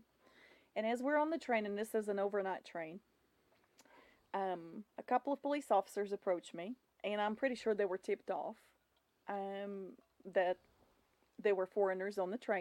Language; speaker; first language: English; non-native, fluent; Russian